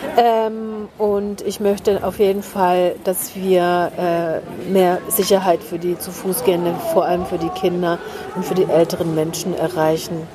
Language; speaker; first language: German; early bilingual, heritage; German